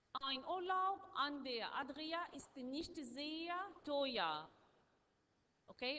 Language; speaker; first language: German; non-native, learner; Arabic